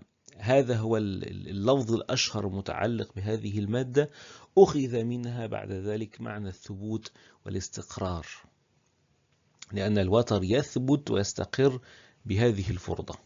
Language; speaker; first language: Arabic; native; Arabic